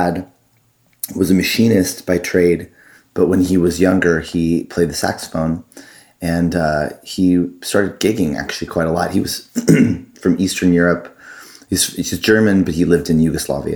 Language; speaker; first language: English; native; English